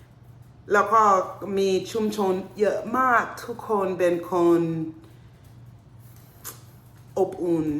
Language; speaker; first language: Thai; non-native, learner; English